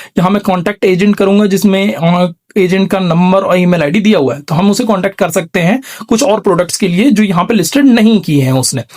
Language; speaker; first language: Hindi; native; Hindi